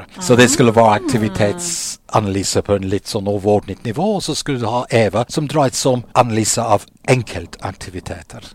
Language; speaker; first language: Norwegian; non-native, fluent; English